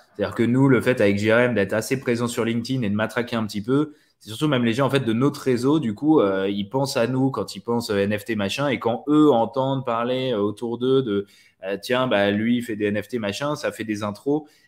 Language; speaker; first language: French; native; French